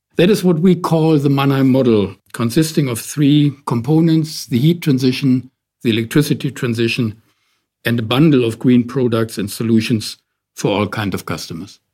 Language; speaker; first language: English; non-native, fluent; German